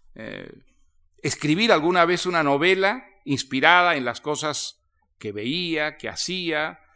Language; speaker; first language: Spanish; native; Spanish